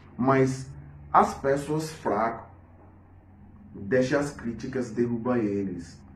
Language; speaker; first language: Portuguese; non-native, fluent; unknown